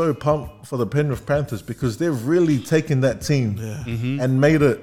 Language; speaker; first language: English; native; English